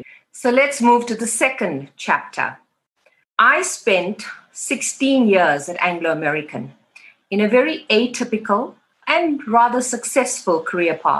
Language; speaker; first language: English; native; English